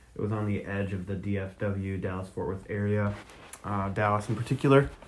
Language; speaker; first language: English; native; English